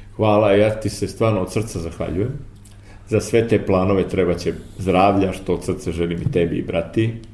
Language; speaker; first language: Serbian; native; Serbian